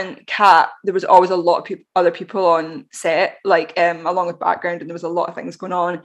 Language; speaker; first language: English; native; English